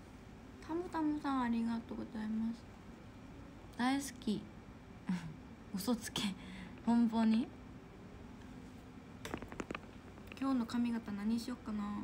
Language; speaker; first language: Japanese; non-native, fluent; Korean